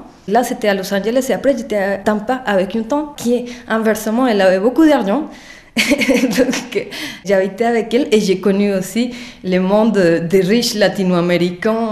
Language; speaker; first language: French; non-native, fluent; Spanish